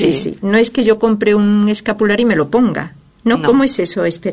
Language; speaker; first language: Spanish; native; Spanish